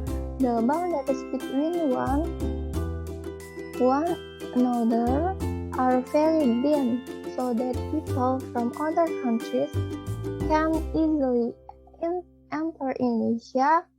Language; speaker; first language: English; non-native, learner; Indonesian